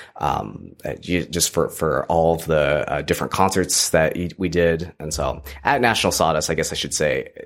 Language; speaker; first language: English; native; English